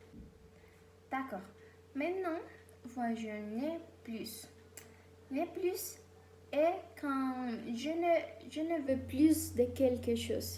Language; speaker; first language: French; non-native, learner; Spanish